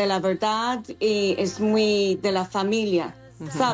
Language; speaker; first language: Spanish; non-native, fluent; English